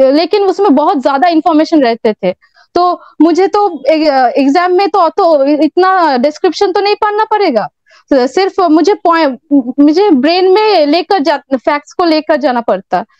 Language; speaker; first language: Hindi; non-native, local second language; Bangla